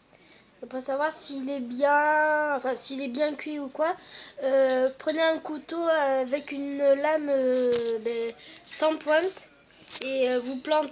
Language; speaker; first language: French; native; French